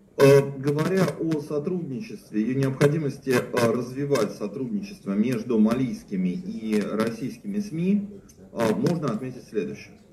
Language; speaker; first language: Russian; native; Russian